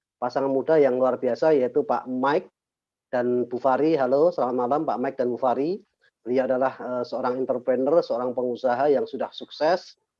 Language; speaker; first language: Indonesian; native; Indonesian